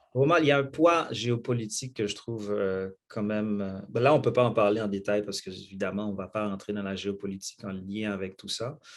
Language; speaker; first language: French; non-native, local second language; Haitian Creole